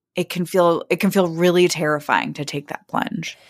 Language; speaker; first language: English; native; English